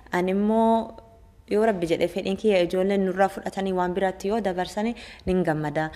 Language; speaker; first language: Oromo; early bilingual, heritage; Oromo